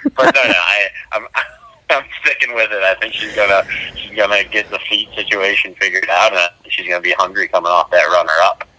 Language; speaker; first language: English; native; English